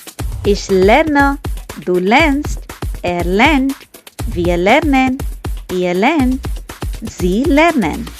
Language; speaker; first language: German; non-native, fluent; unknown